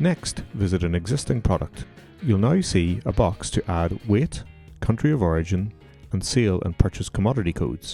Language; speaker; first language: English; native; English